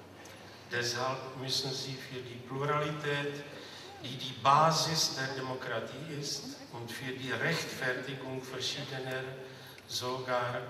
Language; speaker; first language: German; non-native, fluent; Czech